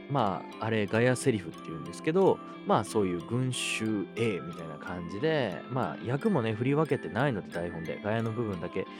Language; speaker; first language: Japanese; native; Japanese